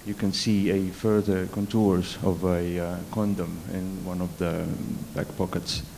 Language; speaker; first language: English; non-native, fluent; Estonian